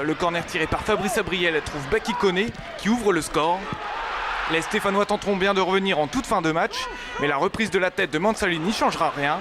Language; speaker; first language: French; native; French